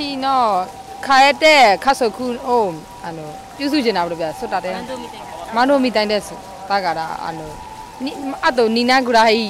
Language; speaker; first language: Japanese; non-native, learner; Burmese